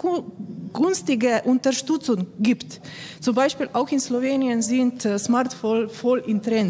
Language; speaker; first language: German; non-native, learner; Slovenian